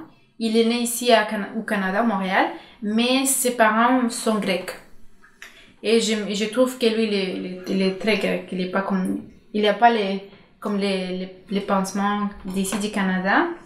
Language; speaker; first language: French; non-native, learner; Spanish